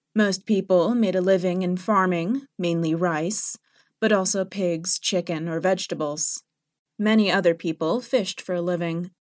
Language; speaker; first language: English; non-native, fluent; Thai